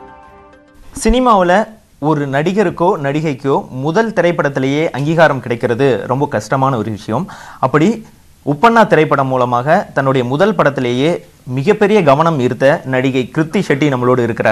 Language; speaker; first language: Tamil; native; Tamil